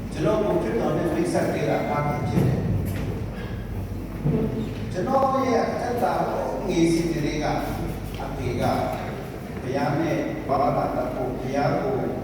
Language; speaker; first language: Burmese; non-native, local second language; Kachin